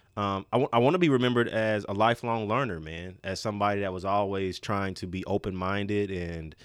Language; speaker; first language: English; native; English